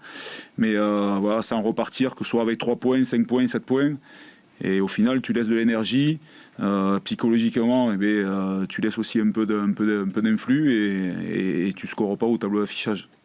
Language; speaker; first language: French; native; French